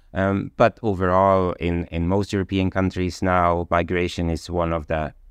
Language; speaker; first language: English; non-native, fluent; Swedish